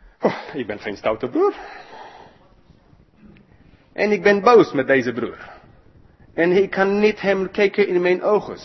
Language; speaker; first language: Dutch; non-native, fluent; English